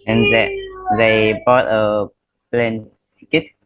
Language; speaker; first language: English; non-native, learner; Vietnamese